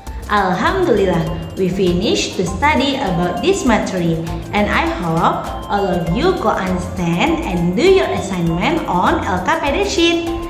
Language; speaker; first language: English; non-native, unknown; Indonesian